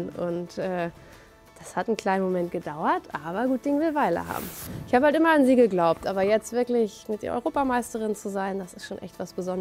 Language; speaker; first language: German; native; German